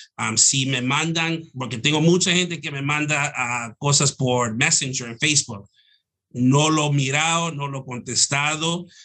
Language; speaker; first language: Spanish; early bilingual, heritage; Spanish